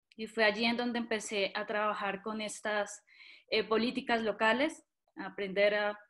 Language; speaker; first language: Spanish; native; Spanish